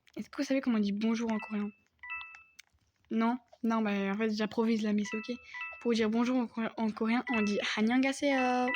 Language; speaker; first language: French; native; French